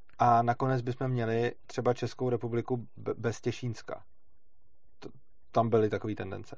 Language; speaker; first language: Czech; native; Czech